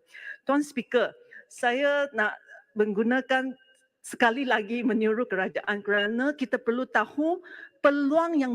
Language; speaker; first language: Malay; non-native, local second language; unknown